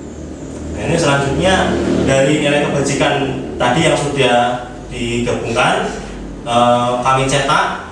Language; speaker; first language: Indonesian; native; Indonesian